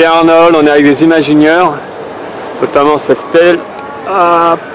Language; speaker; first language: French; native; French